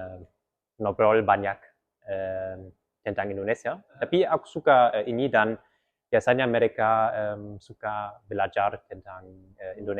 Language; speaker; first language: Indonesian; early bilingual, heritage; German